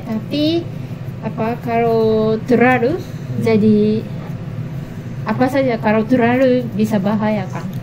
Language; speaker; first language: Indonesian; non-native, learner; Japanese